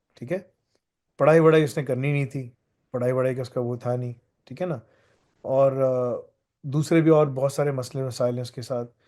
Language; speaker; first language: Urdu; native; Urdu